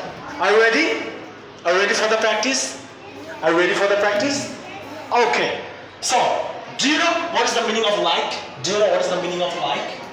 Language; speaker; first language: English; non-native, fluent; Bangla